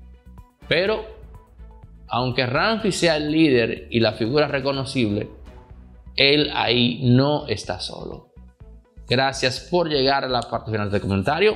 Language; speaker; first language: Spanish; native; Spanish